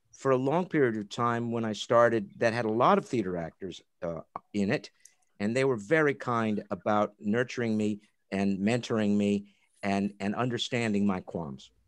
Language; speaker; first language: English; native; English